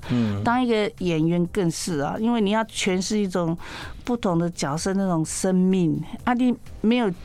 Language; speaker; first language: Chinese; non-native, local second language; Min Nan Chinese